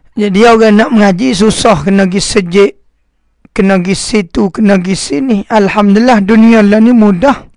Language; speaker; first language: Malay; native; Malay